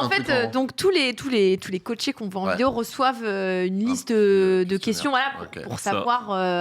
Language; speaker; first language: French; native; French